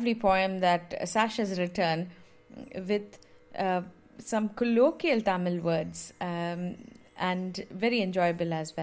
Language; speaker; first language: English; non-native, local second language; Tamil